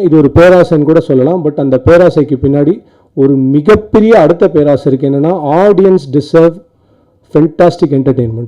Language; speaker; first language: Tamil; native; Tamil